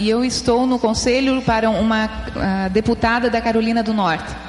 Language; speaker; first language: Portuguese; native; Portuguese